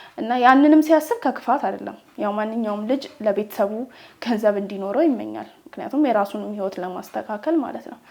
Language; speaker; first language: Amharic; native; Amharic